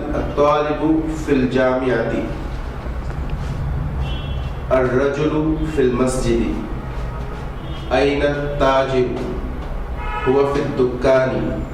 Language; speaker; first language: Arabic; non-native, learner; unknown